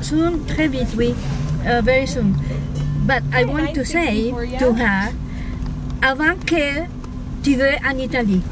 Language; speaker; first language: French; non-native, learner; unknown